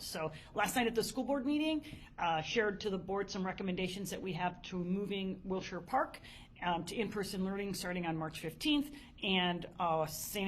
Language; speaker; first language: English; native; English